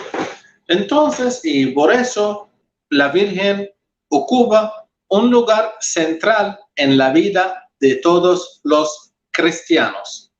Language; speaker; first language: Spanish; non-native, fluent; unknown